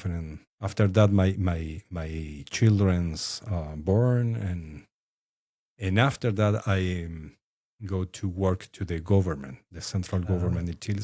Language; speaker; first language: English; non-native, fluent; Spanish